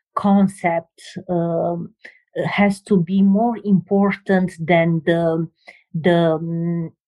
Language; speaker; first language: English; non-native, fluent; Romanian